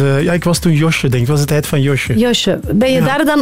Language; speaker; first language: Dutch; native; Dutch